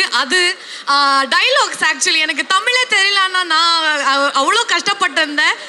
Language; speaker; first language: Tamil; non-native, local second language; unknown